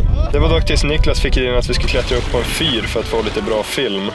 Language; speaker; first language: Swedish; native; Swedish